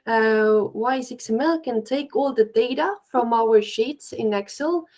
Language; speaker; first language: English; non-native, fluent; Estonian